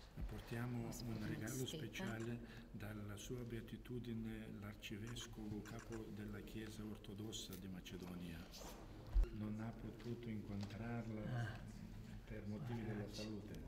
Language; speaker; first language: Italian; non-native, fluent; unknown